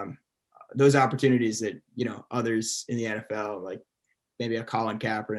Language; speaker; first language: English; native; English